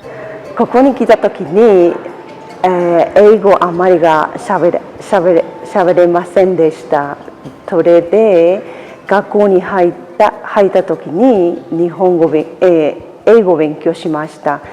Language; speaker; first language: Japanese; non-native, learner; Persian